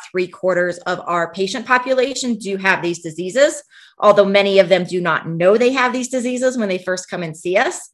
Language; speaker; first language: English; native; English